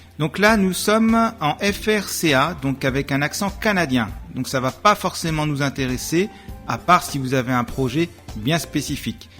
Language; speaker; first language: French; native; French